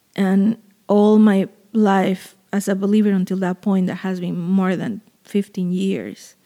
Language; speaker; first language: English; non-native, fluent; Spanish